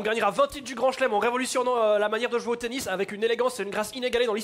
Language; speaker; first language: French; native; French